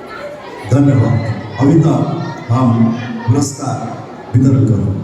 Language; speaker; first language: Hindi; non-native, local second language; Odia